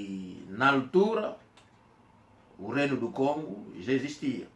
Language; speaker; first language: Portuguese; non-native, local second language; Kongo